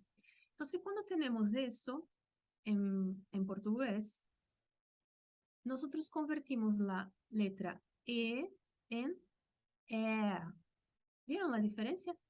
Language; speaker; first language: Spanish; non-native, fluent; Portuguese